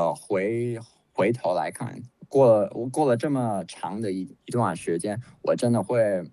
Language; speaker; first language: Chinese; non-native, fluent; English